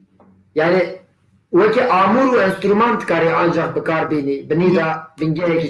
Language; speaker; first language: Kurdish; non-native, local second language; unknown